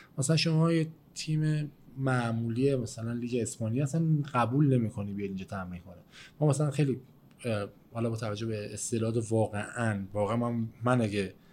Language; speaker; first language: Persian; native; Persian